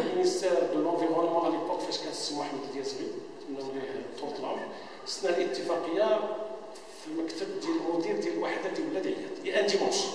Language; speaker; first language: French; non-native, local second language; Arabic